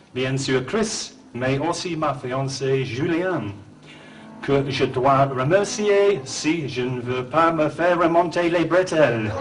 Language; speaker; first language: French; non-native, learner; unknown